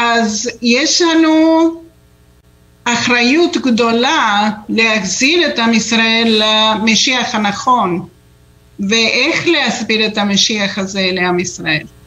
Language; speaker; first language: Hebrew; non-native, fluent; Spanish